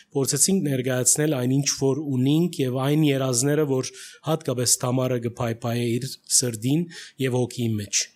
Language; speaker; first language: Armenian; early bilingual, heritage; Armenian